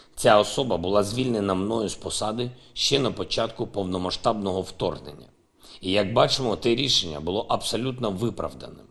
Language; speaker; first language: Ukrainian; non-native, local second language; Russian